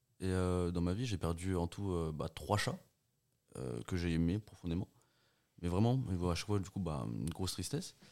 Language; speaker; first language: French; early bilingual, other home language; Portuguese